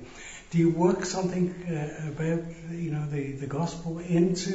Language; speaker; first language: English; native; English